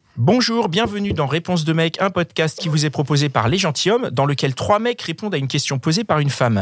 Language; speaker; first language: French; native; French